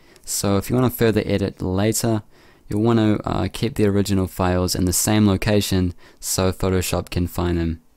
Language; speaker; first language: English; native; English